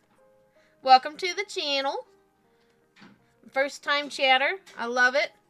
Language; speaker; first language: English; native; English